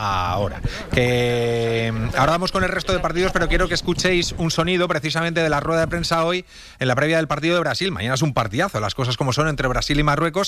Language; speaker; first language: Spanish; native; Spanish